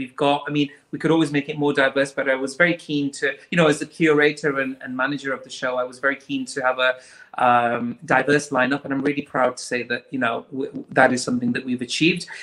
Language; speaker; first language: English; native; English